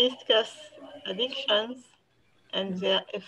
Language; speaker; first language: English; non-native, learner; French